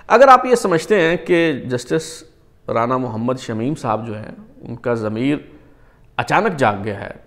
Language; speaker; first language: Urdu; native; Urdu